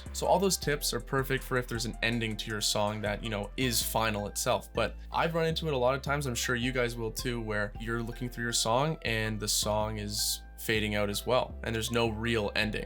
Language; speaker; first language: English; native; English